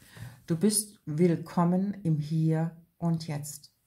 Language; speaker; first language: German; native; German